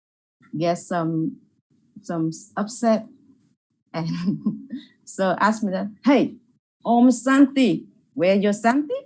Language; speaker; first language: English; non-native, learner; Vietnamese